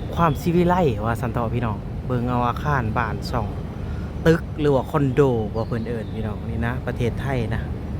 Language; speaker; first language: Thai; native; Thai